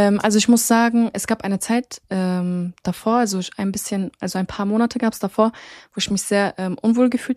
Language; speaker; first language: German; early bilingual, other home language; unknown